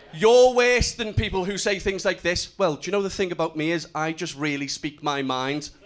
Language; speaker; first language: English; native; English